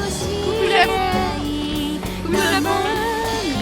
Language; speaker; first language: French; native; French